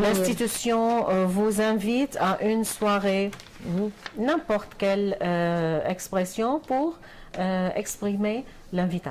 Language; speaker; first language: French; non-native, fluent; Arabic